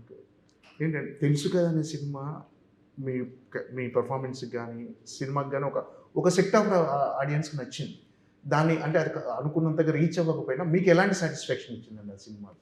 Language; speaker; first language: Telugu; native; Telugu